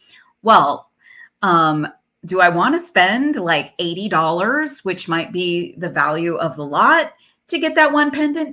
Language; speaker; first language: English; native; English